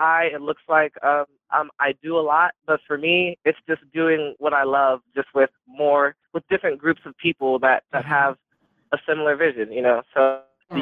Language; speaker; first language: English; native; English